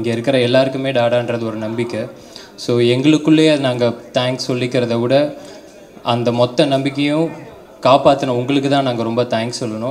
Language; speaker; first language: Tamil; native; Tamil